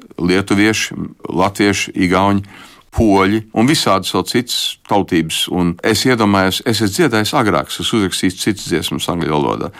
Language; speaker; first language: Latvian; early bilingual, heritage; Latvian